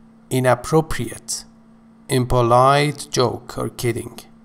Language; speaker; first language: English; non-native, fluent; Persian